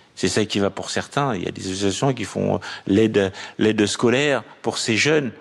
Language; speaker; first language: French; native; French